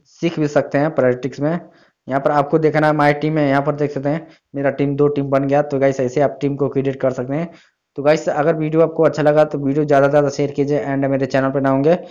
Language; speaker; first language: Hindi; native; Hindi